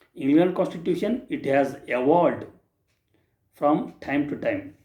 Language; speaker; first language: English; non-native, local second language; Kannada